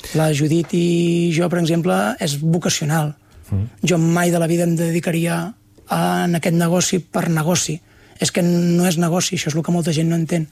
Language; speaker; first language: Catalan; native; Catalan